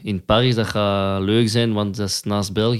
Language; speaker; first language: Dutch; non-native, local second language; French